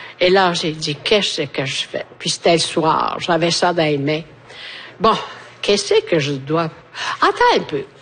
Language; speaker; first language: French; non-native, fluent; Italian